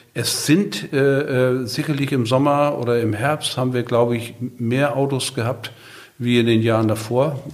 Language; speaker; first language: German; native; German